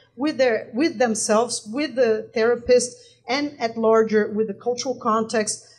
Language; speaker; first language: English; non-native, fluent; Portuguese